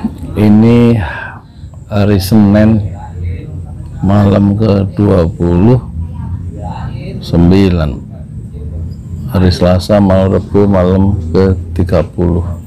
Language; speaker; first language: Indonesian; native; Indonesian